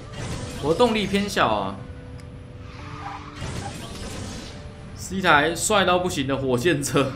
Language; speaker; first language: Chinese; native; Chinese